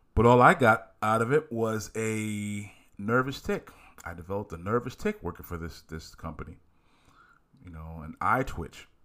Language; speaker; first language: English; native; English